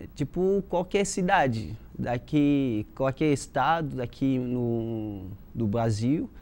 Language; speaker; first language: Portuguese; non-native, fluent; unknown